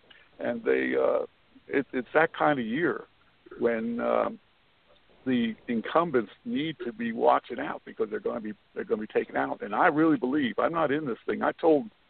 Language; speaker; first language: English; native; English